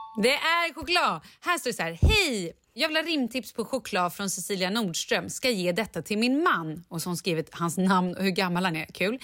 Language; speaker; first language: Swedish; native; Swedish